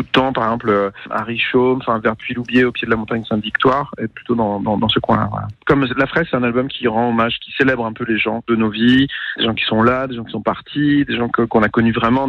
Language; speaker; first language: French; native; French